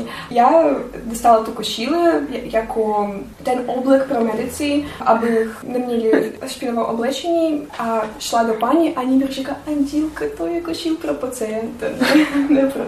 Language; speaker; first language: Czech; non-native, learner; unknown